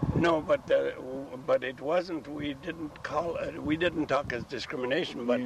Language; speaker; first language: English; native; English